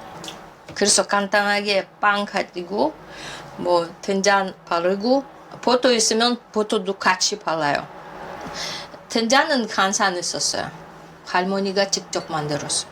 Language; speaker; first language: Korean; non-native, fluent; Russian